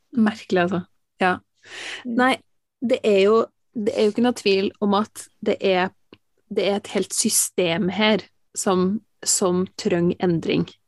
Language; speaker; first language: Norwegian; native; Norwegian